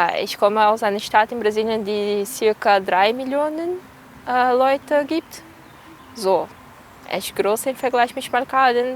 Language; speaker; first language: German; non-native, learner; Portuguese